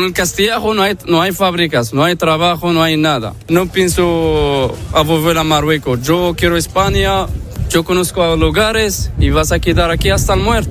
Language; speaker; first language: Spanish; non-native, learner; Arabic